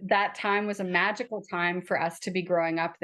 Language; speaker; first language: English; native; English